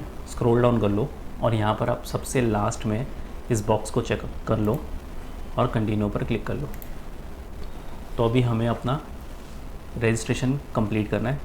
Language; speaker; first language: Hindi; native; Hindi